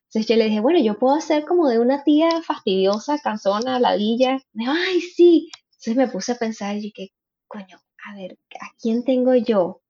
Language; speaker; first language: Spanish; native; Spanish